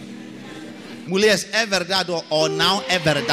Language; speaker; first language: Portuguese; non-native, learner; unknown